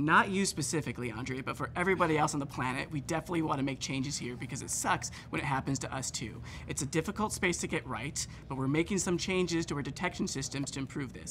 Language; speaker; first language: English; native; English